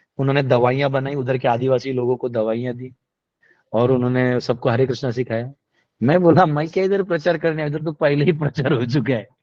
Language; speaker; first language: Hindi; non-native, local second language; Marathi